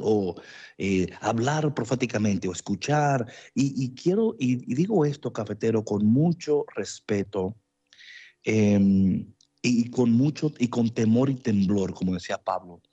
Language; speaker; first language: Spanish; native; Spanish